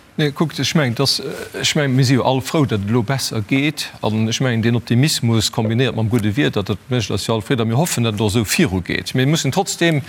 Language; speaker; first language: Luxembourgish; native; Luxembourgish